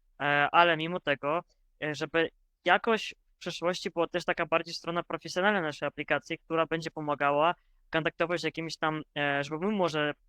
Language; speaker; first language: Polish; non-native, fluent; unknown